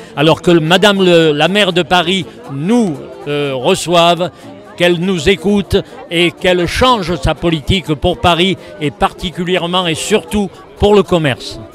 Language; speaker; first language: French; native; French